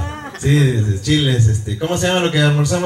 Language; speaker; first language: Spanish; native; Spanish